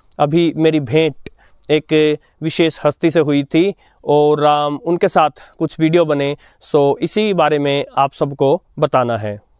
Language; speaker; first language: Hindi; native; Hindi